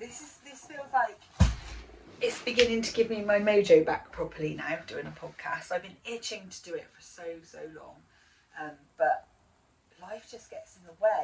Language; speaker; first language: English; native; English